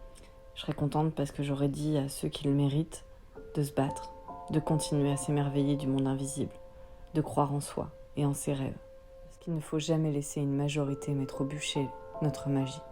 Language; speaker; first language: French; native; French